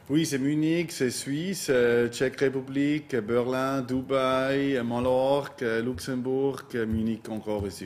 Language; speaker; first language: French; non-native, local second language; German